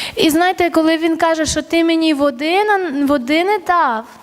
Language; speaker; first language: Ukrainian; early bilingual, other home language; Armenian